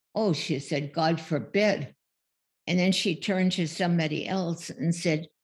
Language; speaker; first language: English; early bilingual, other home language; German